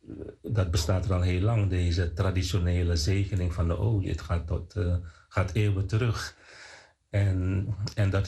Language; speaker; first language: Dutch; non-native, fluent; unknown